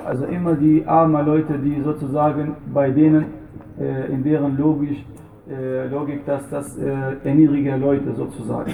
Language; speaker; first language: German; non-native, fluent; Arabic